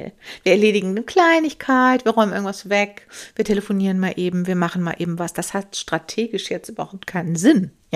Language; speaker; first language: German; native; German